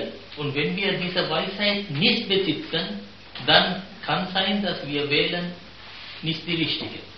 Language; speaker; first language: German; non-native, fluent; Sinhala